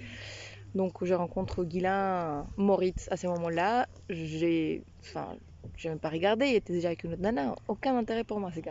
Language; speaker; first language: French; non-native, fluent; Spanish